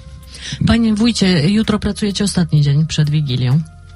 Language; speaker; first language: Polish; native; Polish